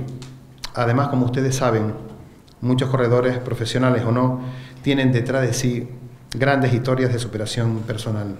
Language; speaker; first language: Spanish; native; Spanish